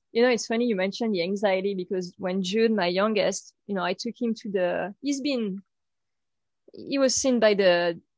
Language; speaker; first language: English; non-native, fluent; French